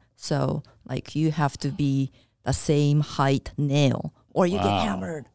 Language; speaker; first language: English; non-native, fluent; Japanese